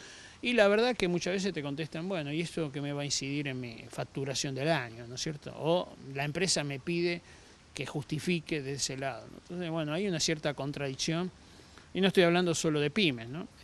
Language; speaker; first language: Spanish; native; Spanish